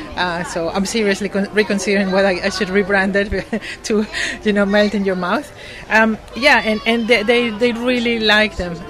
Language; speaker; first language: English; non-native, fluent; Spanish